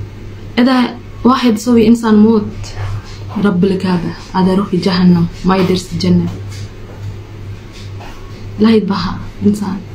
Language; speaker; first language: Arabic; non-native, learner; Telugu